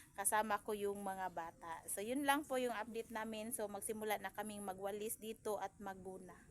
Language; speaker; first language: Filipino; non-native, local second language; Cebuano